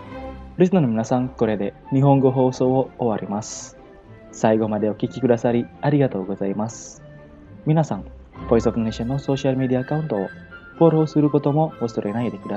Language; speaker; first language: Japanese; non-native, fluent; Indonesian